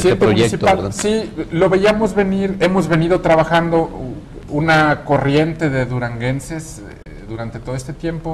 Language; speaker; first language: Spanish; native; Spanish